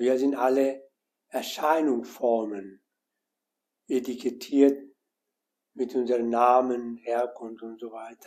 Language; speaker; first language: German; non-native, learner; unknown